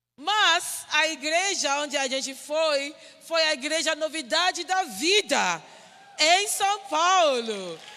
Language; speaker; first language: Portuguese; non-native, fluent; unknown